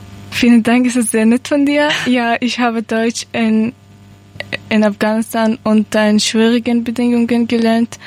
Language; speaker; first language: German; non-native, learner; Persian